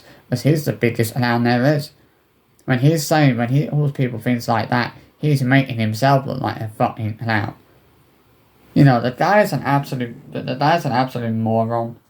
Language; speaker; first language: English; native; English